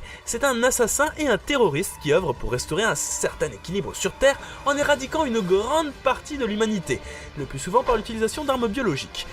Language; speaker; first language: French; native; French